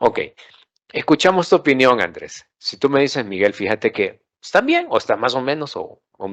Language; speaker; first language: Spanish; native; Spanish